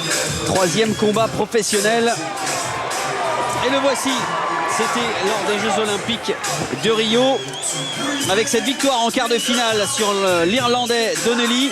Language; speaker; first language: French; native; French